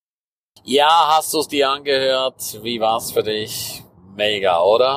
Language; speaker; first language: German; native; German